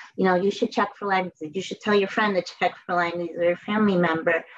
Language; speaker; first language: English; native; English